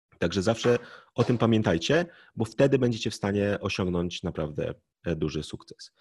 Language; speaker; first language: Polish; native; Polish